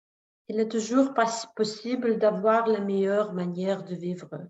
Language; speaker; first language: French; non-native, learner; Russian